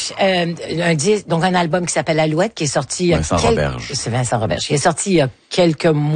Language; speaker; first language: French; native; French